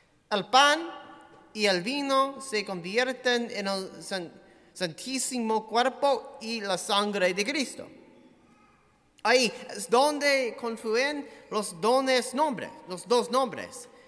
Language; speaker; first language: Spanish; non-native, fluent; English